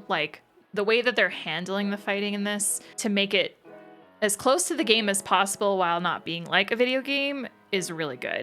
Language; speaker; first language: English; native; English